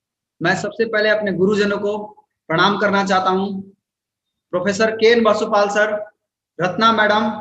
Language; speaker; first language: Hindi; native; Hindi